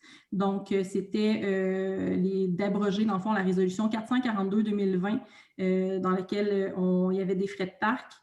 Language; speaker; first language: French; native; French